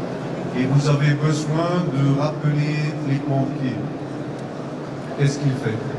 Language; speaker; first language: French; non-native, learner; German